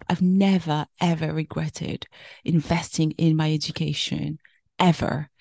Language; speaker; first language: English; early bilingual, other home language; French